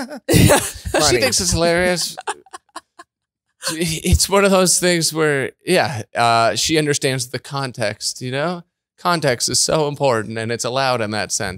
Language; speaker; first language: English; native; English